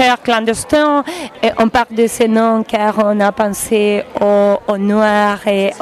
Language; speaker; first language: French; non-native, learner; Spanish